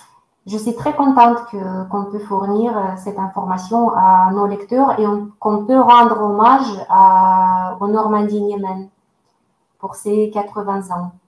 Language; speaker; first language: French; non-native, fluent; Russian